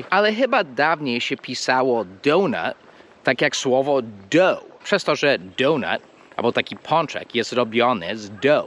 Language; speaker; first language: Polish; non-native, fluent; English